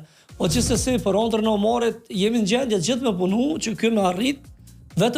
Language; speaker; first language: Albanian; native; Albanian